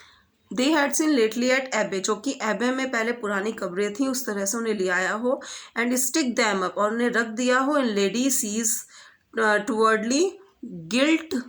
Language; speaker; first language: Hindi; native; Hindi